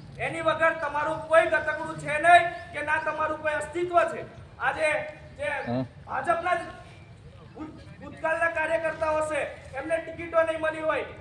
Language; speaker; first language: Gujarati; non-native, local second language; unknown